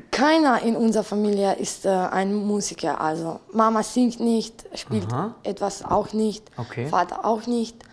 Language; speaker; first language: German; non-native, fluent; Slovenian